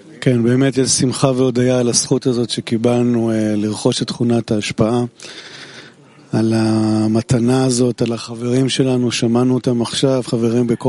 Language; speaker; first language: Hebrew; non-native, fluent; Hungarian